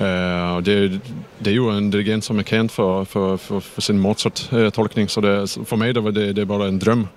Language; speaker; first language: Danish; non-native, fluent; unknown